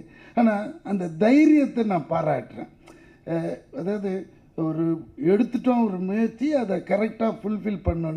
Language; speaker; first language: Tamil; native; Tamil